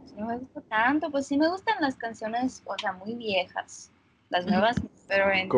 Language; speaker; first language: Spanish; non-native, fluent; Russian